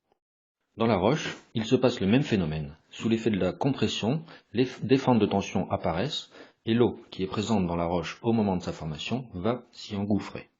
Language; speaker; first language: French; native; French